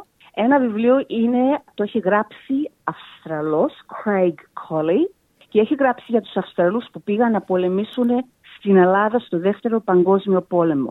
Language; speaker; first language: Greek; early bilingual, heritage; Greek